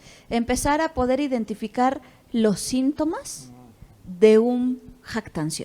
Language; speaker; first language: Spanish; native; Spanish